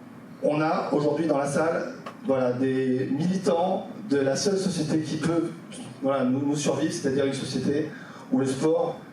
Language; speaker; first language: French; native; French